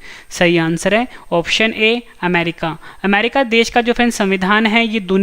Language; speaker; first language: Hindi; native; Hindi